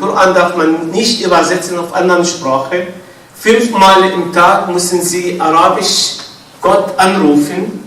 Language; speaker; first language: German; non-native, fluent; Arabic